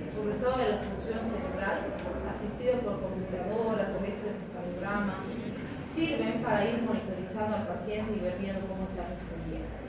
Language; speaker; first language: Spanish; native; Spanish